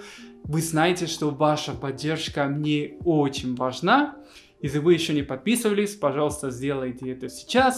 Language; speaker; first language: Russian; non-native, fluent; Spanish